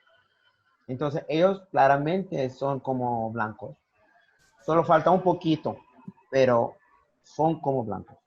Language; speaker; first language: Spanish; non-native, learner; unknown